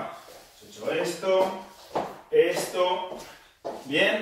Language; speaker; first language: Spanish; native; Spanish